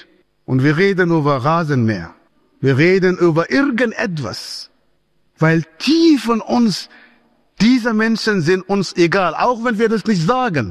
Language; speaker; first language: German; non-native, fluent; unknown